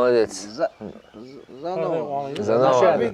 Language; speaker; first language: Russian; non-native, learner; Lithuanian